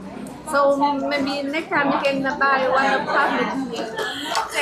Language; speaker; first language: English; non-native, learner; Vietnamese